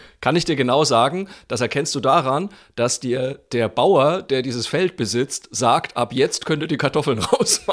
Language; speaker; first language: German; native; German